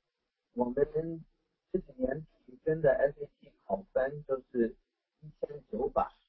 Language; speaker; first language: Chinese; non-native, fluent; English